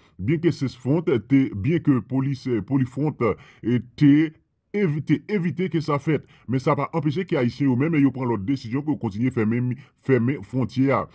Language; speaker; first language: Haitian Creole; non-native, fluent; Spanish